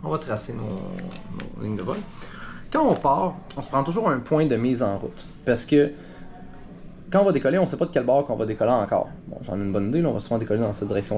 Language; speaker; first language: French; native; French